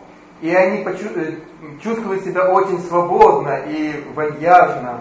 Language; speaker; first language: Polish; non-native, learner; Russian